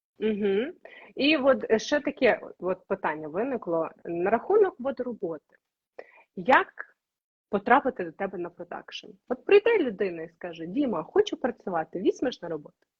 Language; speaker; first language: Ukrainian; native; Ukrainian